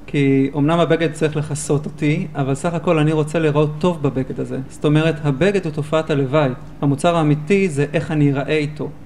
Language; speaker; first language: Hebrew; native; Hebrew